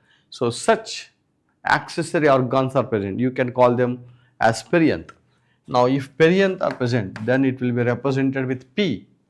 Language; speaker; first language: English; non-native, local second language; Telugu